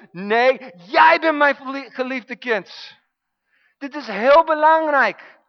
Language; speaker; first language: Dutch; non-native, fluent; English